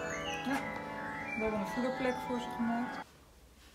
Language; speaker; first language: Dutch; native; Dutch